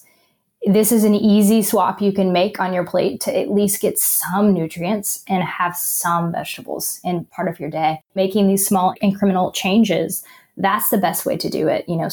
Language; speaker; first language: English; native; English